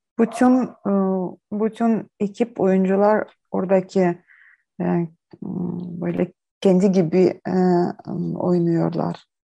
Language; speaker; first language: Turkish; non-native, learner; Ukrainian